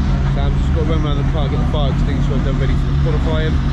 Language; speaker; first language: English; native; English